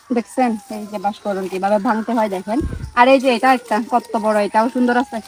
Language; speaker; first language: Bangla; non-native, local second language; Chakma